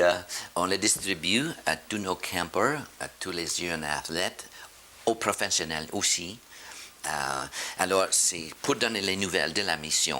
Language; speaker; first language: French; non-native, fluent; English